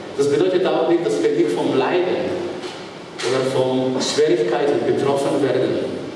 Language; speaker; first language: German; non-native, fluent; Bulgarian